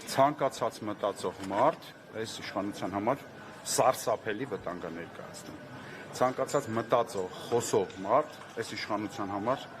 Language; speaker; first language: Armenian; native; Armenian